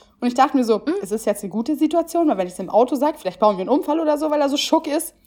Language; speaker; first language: German; early bilingual, other home language; Italian